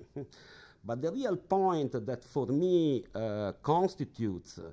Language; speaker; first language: English; non-native, fluent; Italian